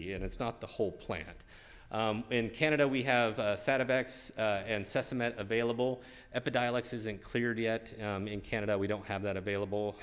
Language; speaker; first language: English; native; English